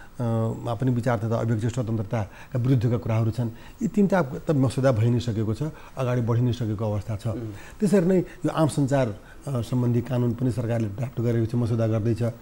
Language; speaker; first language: Nepali; non-native, local second language; Maithili